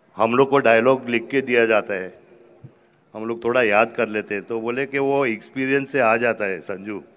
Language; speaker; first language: Hindi; native; Hindi